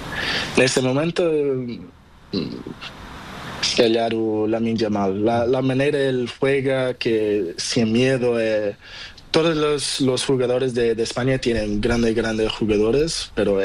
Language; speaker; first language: Spanish; non-native, learner; Portuguese